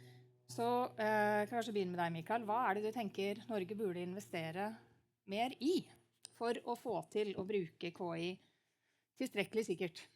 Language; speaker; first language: Norwegian; native; Norwegian